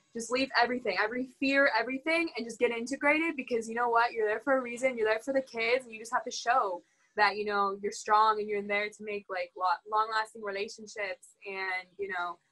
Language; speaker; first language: English; native; English